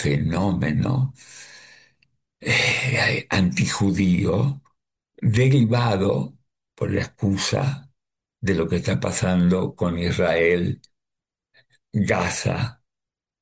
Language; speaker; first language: Spanish; early bilingual, other home language; Yiddish